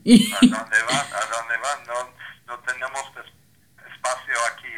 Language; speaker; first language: Spanish; non-native, learner; English